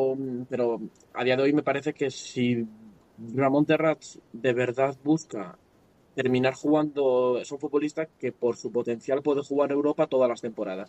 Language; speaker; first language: Spanish; native; Spanish